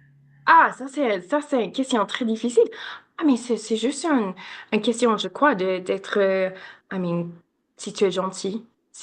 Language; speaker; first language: French; non-native, learner; English